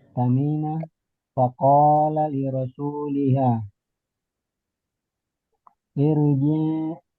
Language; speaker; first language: Arabic; non-native, learner; Indonesian